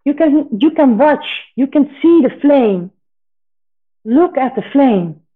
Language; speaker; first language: English; non-native, fluent; Dutch